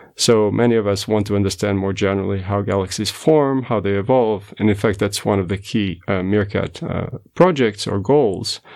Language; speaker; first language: English; non-native, fluent; Portuguese